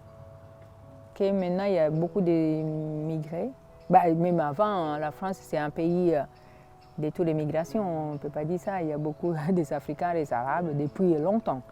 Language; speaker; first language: French; non-native, fluent; Swahili